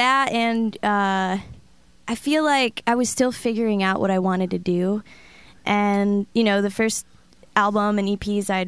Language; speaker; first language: English; native; English